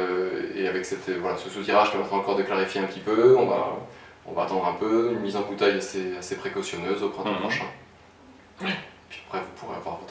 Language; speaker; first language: French; native; French